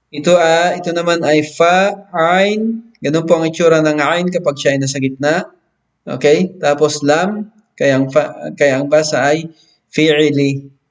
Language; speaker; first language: Filipino; non-native, local second language; Maranao